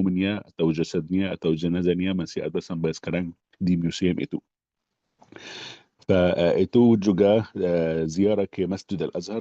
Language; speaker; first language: Indonesian; non-native, fluent; Arabic